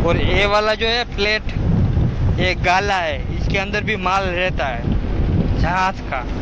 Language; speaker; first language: Hindi; non-native, local second language; Gujarati